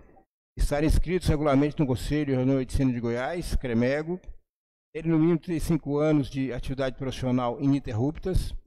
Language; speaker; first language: Portuguese; native; Portuguese